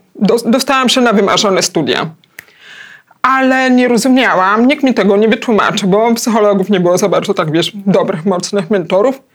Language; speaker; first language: Polish; early bilingual, heritage; Polish